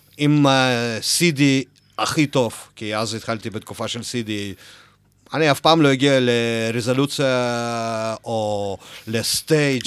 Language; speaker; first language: Hebrew; non-native, fluent; Russian